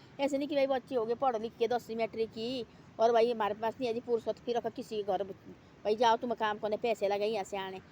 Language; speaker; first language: Hindi; non-native, local second language; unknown